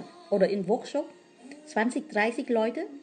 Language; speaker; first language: German; non-native, learner; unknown